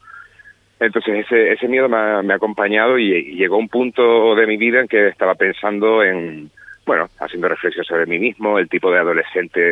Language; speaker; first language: Spanish; native; Spanish